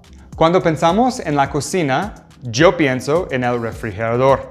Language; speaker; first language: Spanish; non-native, fluent; English